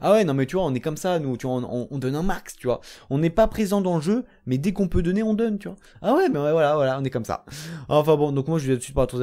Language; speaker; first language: French; native; French